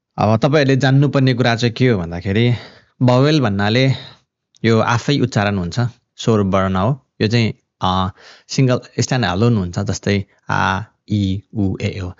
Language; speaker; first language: Nepali; non-native, local second language; Eastern Tamang